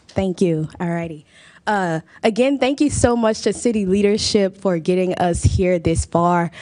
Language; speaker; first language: English; native; English